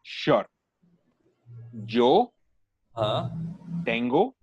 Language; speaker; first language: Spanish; non-native, learner; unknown